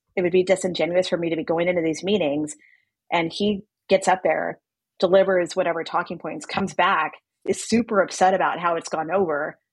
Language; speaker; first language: English; native; English